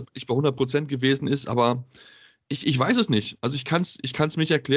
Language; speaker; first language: German; native; German